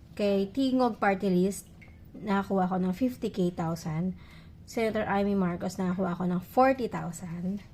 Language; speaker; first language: Filipino; non-native, local second language; Iloko